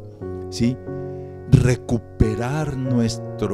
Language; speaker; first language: Spanish; native; Spanish